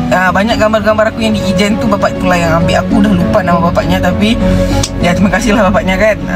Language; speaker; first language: Malay; native; Malay